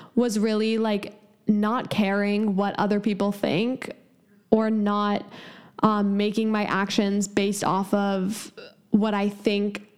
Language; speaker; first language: English; native; English